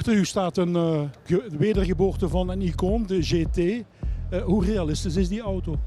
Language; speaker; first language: Dutch; native; Dutch